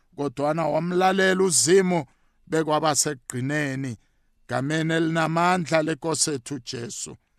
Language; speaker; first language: Zulu; non-native, local second language; South Ndebele